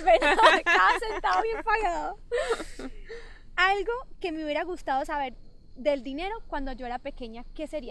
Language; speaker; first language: Spanish; native; Spanish